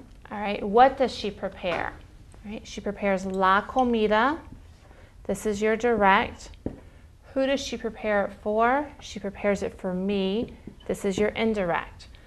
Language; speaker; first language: English; native; English